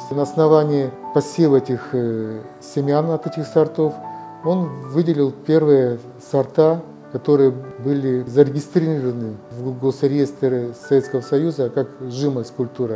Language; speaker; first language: Russian; native; Russian